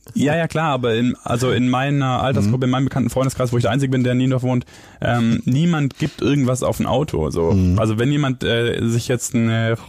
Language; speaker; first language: German; native; German